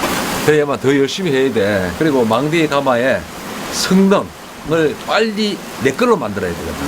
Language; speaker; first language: Korean; native; Korean